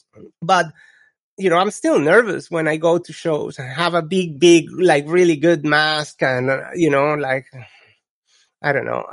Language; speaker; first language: English; non-native, fluent; Spanish